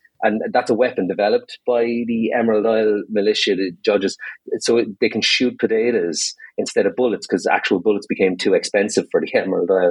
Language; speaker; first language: English; native; English